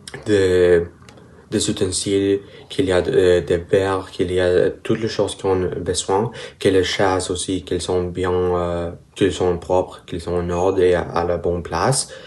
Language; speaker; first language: French; non-native, learner; Spanish